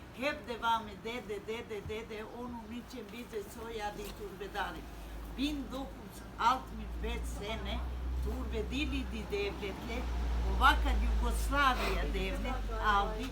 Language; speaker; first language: Turkish; non-native, local second language; Bosnian